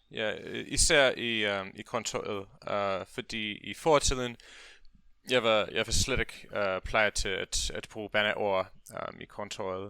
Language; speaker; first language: Danish; non-native, learner; English